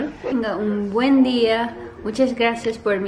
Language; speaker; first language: Spanish; early bilingual, heritage; Spanish